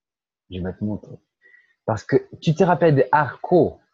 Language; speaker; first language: French; non-native, fluent; Portuguese